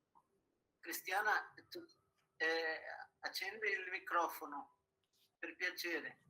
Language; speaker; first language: Italian; non-native, fluent; Portuguese